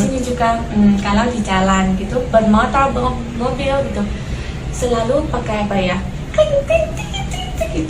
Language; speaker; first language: Indonesian; non-native, learner; Thai